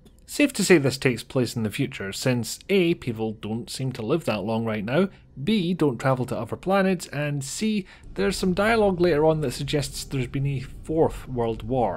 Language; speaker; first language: English; native; English